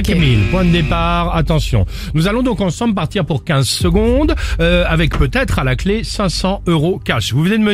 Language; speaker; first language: French; native; French